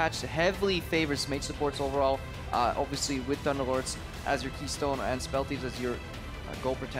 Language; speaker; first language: English; native; English